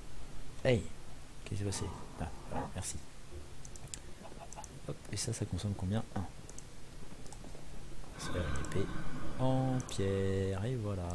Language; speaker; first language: French; native; French